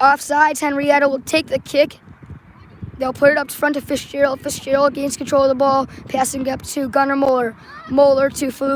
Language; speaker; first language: English; native; English